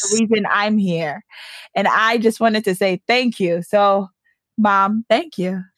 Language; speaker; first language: English; early bilingual, other home language; Yoruba